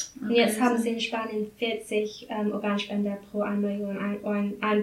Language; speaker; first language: German; non-native, learner; English